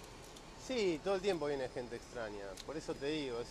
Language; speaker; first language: Spanish; native; Spanish